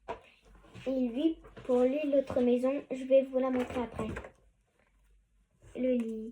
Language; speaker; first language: French; native; French